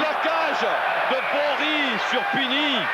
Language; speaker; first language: French; native; French